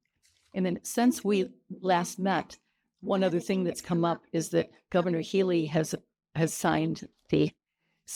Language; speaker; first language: English; native; English